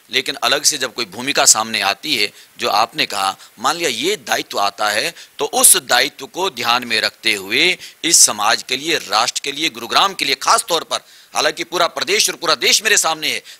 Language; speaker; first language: Hindi; native; Hindi